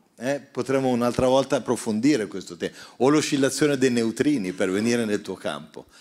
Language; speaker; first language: Italian; native; Italian